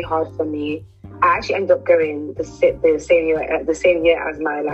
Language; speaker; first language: English; native; English